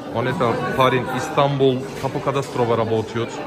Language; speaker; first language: Russian; non-native, learner; Turkish